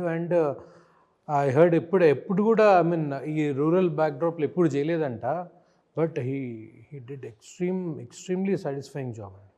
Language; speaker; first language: Telugu; native; Telugu